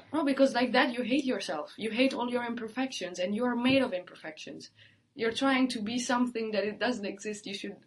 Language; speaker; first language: English; early bilingual, other home language; Italian